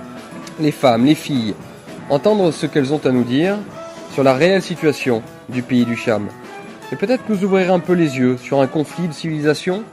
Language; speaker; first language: French; native; French